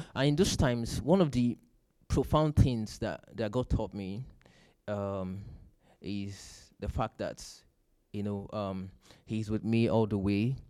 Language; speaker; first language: English; non-native, local second language; Yoruba